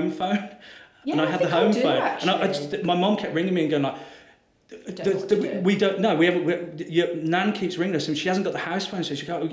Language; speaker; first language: English; native; English